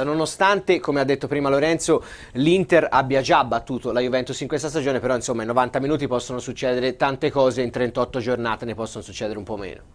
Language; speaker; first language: Italian; native; Italian